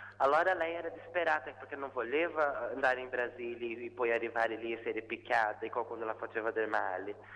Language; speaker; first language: Italian; non-native, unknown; Portuguese